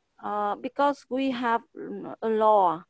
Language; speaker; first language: English; non-native, fluent; Vietnamese